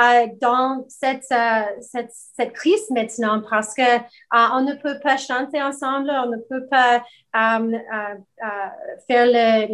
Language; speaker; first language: French; non-native, learner; English